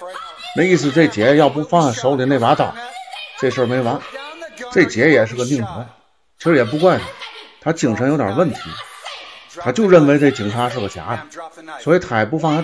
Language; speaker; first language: Chinese; native; Chinese